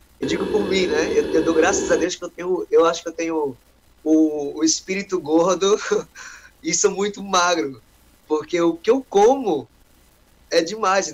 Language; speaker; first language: Portuguese; native; Portuguese